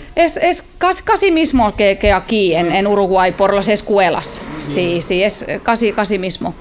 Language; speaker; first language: Spanish; non-native, learner; Finnish